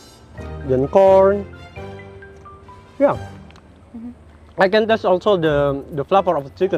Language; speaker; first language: English; non-native, fluent; Indonesian